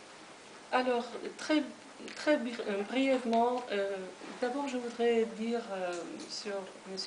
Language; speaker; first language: French; non-native, fluent; Persian